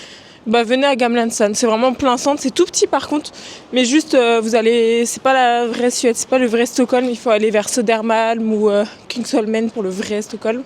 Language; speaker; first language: French; native; French